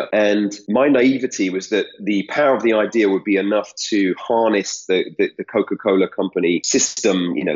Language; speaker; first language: English; native; English